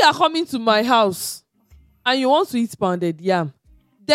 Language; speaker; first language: English; non-native, local second language; Yoruba